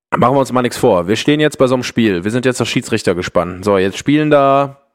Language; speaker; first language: German; native; German